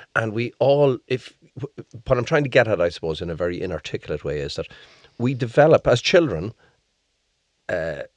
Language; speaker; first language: English; native; English